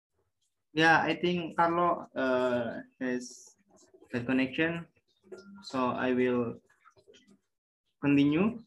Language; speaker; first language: English; non-native, learner; Indonesian